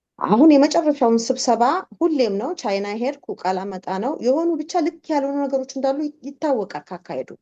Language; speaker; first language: Amharic; native; Amharic